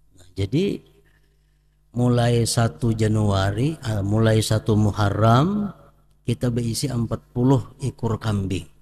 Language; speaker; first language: Indonesian; non-native, local second language; Banjar